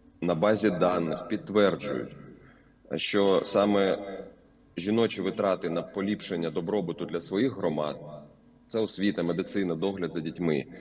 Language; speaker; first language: Ukrainian; native; Ukrainian